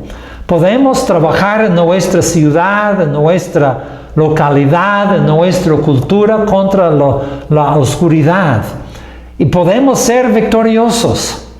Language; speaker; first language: Spanish; non-native, fluent; English